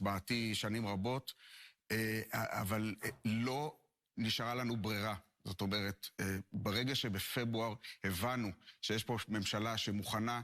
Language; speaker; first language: Hebrew; native; Hebrew